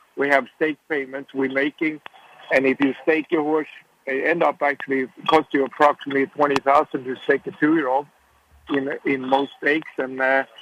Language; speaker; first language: English; non-native, fluent; Swedish